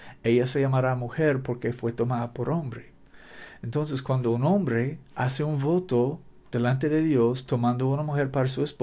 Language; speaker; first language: Spanish; non-native, learner; English